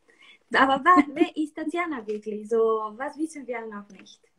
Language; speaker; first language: German; non-native, learner; Spanish